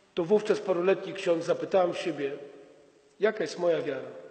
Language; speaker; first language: Polish; native; Polish